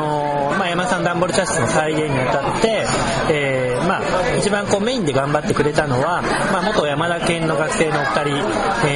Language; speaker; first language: Japanese; native; Japanese